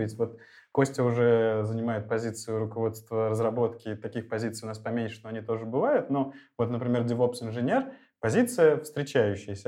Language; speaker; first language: Russian; native; Russian